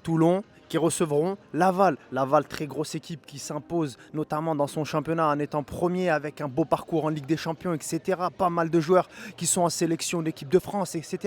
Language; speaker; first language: French; native; French